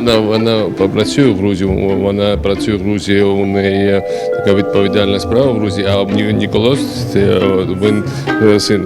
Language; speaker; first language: Ukrainian; non-native, learner; Georgian